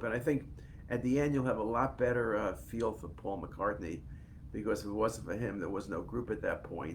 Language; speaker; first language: English; native; English